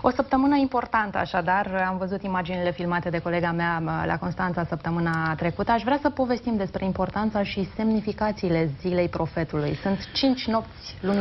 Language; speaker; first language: Romanian; native; Romanian